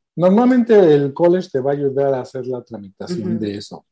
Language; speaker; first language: Spanish; native; Spanish